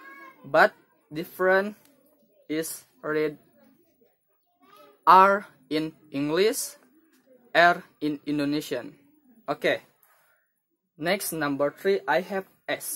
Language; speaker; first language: English; non-native, learner; Indonesian